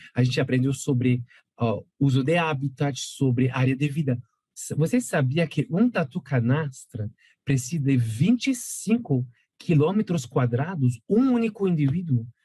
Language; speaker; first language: Portuguese; non-native, fluent; French